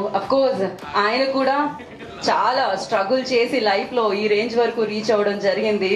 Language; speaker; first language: Telugu; native; Telugu